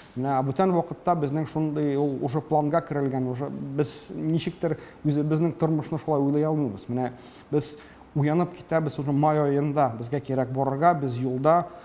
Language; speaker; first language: Tatar; early bilingual, heritage; Tatar